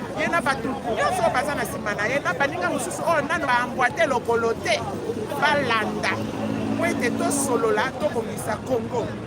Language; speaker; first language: Lingala; non-native, local second language; Luba-Lulua